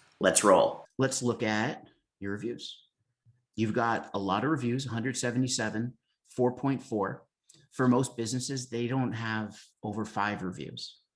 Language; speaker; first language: English; native; English